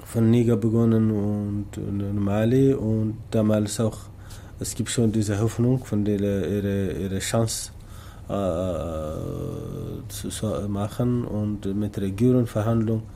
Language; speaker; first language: German; non-native, learner; Tamasheq